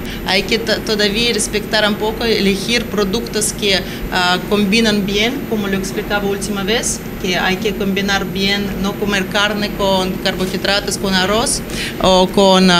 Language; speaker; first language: Spanish; non-native, learner; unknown